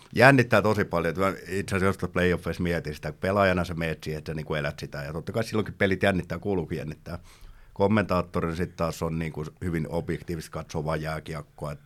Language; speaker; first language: Finnish; native; Finnish